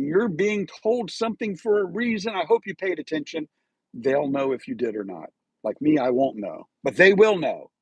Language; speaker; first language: English; native; English